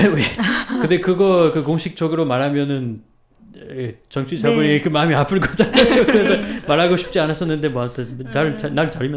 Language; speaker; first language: Korean; non-native, fluent; French